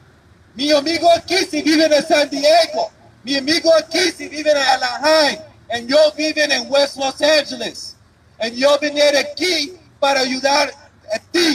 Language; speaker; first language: Spanish; non-native, learner; English